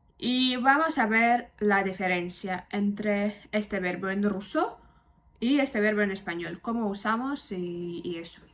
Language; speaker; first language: Spanish; non-native, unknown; Russian